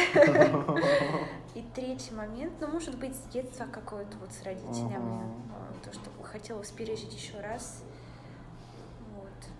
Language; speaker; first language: Russian; native; Russian